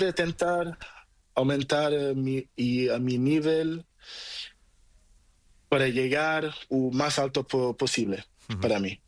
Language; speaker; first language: Spanish; non-native, learner; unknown